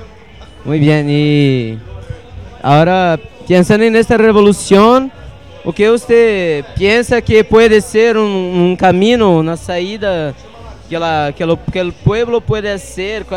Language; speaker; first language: Spanish; non-native, learner; Portuguese